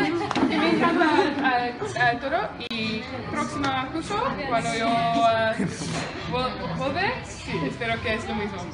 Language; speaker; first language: Spanish; non-native, learner; Afrikaans